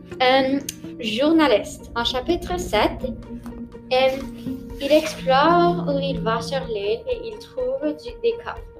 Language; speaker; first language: French; non-native, local second language; English